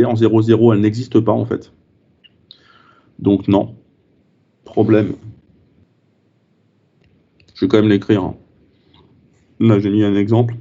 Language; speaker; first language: French; native; French